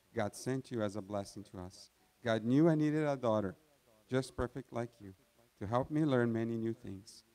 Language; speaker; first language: English; non-native, fluent; Portuguese